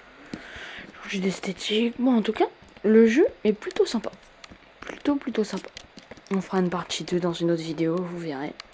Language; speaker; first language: French; native; French